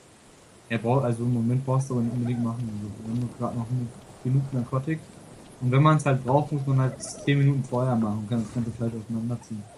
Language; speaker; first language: German; native; German